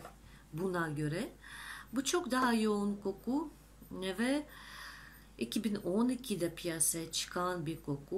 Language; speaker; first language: Turkish; non-native, fluent; Russian